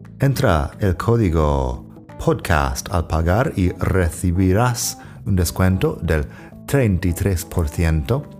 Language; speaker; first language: Spanish; non-native, fluent; English